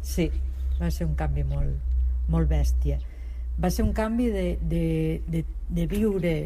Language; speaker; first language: Catalan; non-native, local second language; Spanish